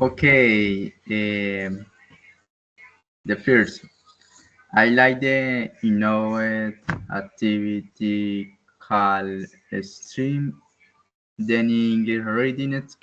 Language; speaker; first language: English; non-native, learner; Spanish